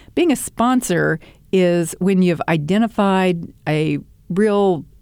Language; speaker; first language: English; native; English